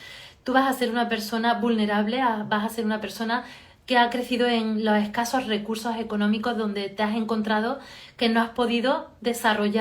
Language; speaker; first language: Spanish; native; Spanish